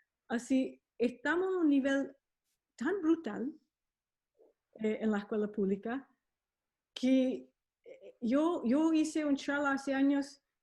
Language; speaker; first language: Spanish; non-native, fluent; English